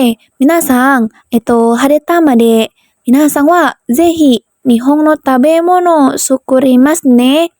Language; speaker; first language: Japanese; non-native, learner; Indonesian